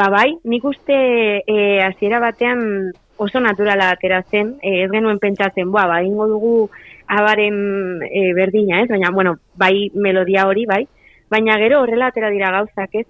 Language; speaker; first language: Basque; non-native, local second language; Spanish